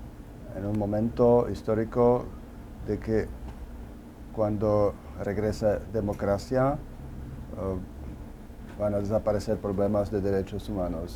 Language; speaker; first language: Spanish; non-native, fluent; Czech